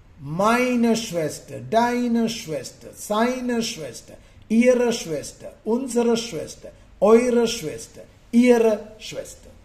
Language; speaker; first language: German; non-native, fluent; Sinhala